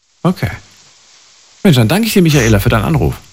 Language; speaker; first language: German; native; German